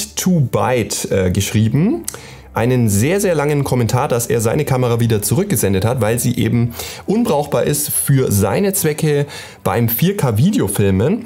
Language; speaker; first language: German; native; German